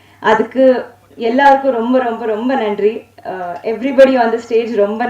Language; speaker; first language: Tamil; non-native, learner; Telugu